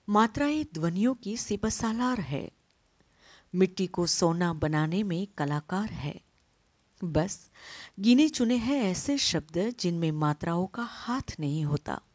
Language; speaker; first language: Hindi; non-native, local second language; Gujarati